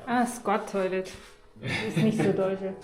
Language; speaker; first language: German; non-native, learner; Chinese